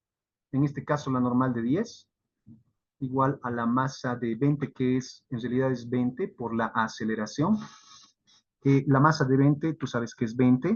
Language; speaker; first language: Spanish; native; Spanish